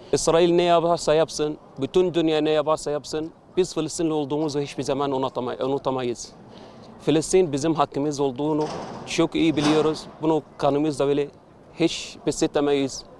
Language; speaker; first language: Turkish; non-native, fluent; Arabic